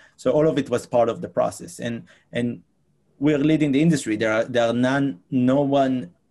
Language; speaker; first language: English; non-native, fluent; Hebrew